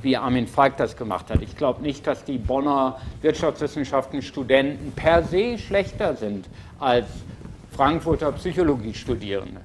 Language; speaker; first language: German; native; German